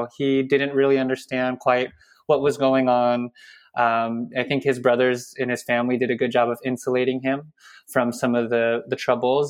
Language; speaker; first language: English; native; English